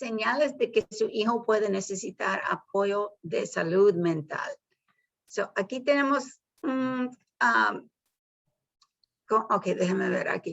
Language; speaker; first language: Spanish; early bilingual, heritage; Spanish